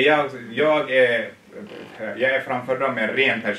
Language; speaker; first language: Swedish; non-native, fluent; Tigrinya